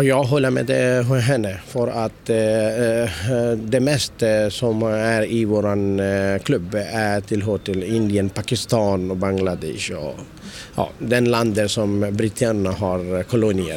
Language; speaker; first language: Swedish; non-native, learner; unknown